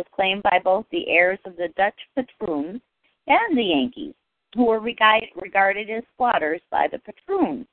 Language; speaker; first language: English; native; English